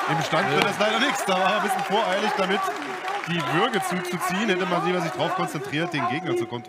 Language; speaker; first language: German; native; German